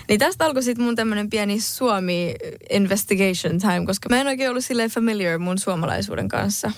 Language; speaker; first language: Finnish; early bilingual, heritage; Spanish